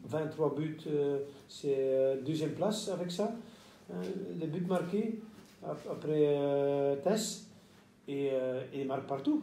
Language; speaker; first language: French; non-native, local second language; Dutch